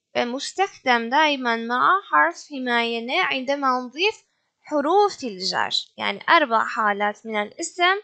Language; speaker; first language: Arabic; non-native, fluent; Turkish